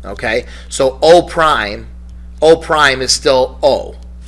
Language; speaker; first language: English; native; English